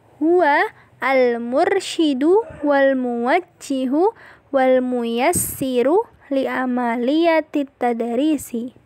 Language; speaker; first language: Arabic; non-native, learner; Indonesian